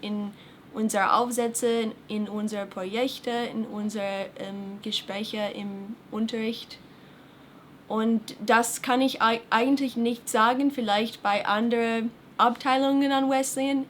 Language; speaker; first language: German; non-native, fluent; English